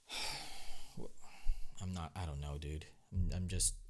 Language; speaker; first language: English; non-native, local second language; Filipino